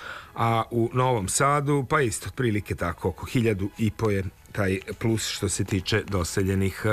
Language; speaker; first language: Serbian; native; Serbian